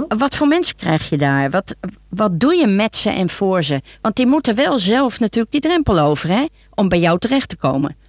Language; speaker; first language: Dutch; native; Dutch